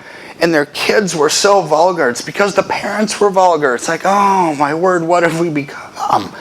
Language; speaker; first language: English; native; English